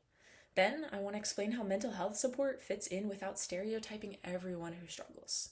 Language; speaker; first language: English; native; English